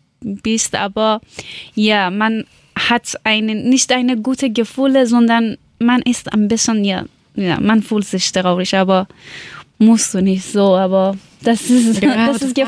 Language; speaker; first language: German; non-native, learner; Persian